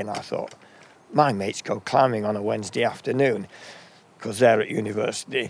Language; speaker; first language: English; native; English